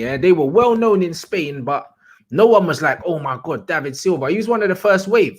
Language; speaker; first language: English; native; English